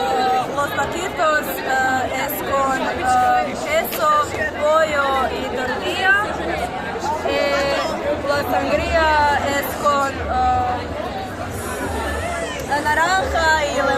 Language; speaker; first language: Spanish; non-native, learner; Croatian